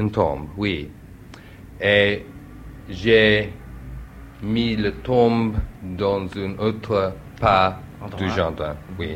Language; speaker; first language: French; non-native, learner; English